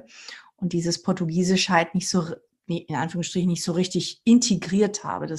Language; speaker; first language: German; early bilingual, other home language; Portuguese